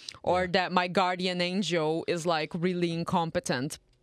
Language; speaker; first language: English; non-native, fluent; Portuguese